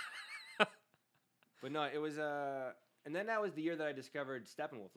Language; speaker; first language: English; early bilingual, other home language; Spanish